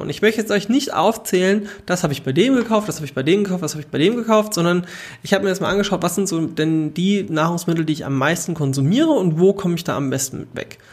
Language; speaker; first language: German; native; German